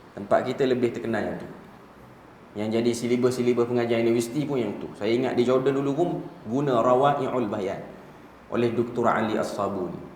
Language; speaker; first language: Malay; native; Malay